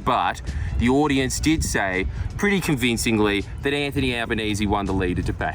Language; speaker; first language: English; native; English